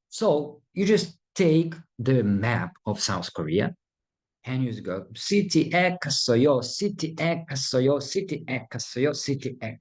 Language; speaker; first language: Korean; non-native, fluent; Russian